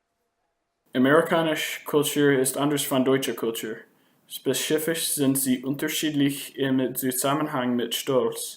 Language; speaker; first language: German; non-native, learner; English